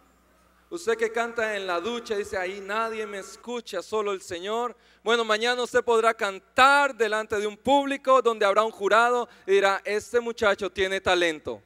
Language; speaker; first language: Spanish; native; Spanish